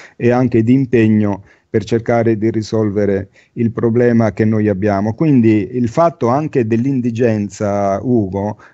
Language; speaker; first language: Italian; native; Italian